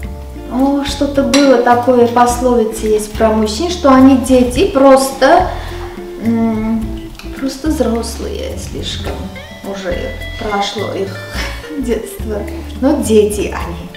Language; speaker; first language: Russian; early bilingual, heritage; Armenian